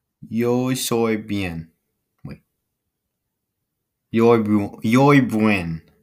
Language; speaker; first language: Spanish; non-native, learner; English